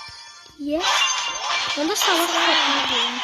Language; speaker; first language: Turkish; non-native, learner; Azerbaijani